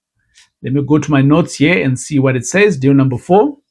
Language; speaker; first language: English; non-native, local second language; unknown